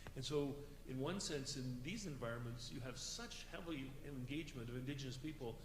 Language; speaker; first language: English; native; English